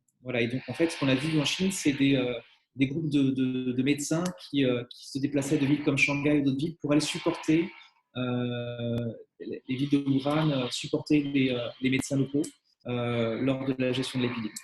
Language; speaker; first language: French; native; French